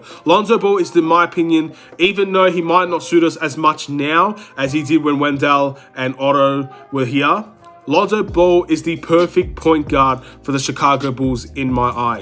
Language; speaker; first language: English; native; English